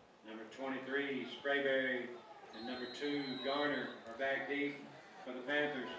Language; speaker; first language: English; native; English